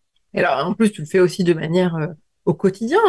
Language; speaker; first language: French; native; French